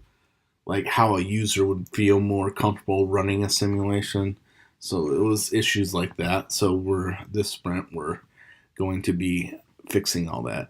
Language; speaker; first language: English; native; English